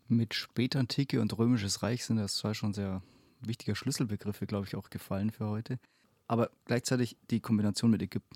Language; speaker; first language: German; native; German